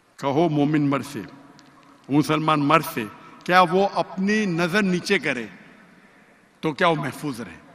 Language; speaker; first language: Urdu; non-native, local second language; Konkani